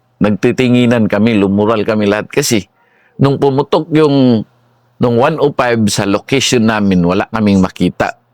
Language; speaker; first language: Filipino; non-native, local second language; Cebuano